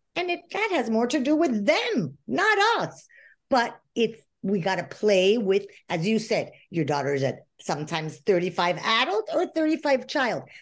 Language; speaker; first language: English; non-native, fluent; Spanish